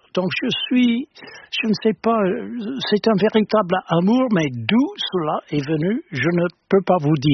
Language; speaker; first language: French; non-native, fluent; English